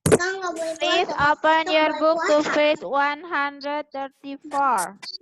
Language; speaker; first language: English; non-native, learner; Indonesian